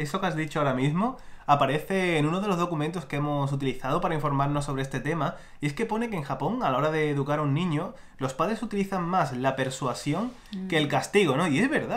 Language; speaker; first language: Spanish; native; Spanish